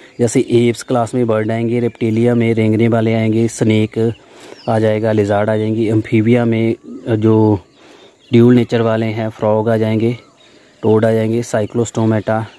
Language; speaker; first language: Hindi; non-native, local second language; Punjabi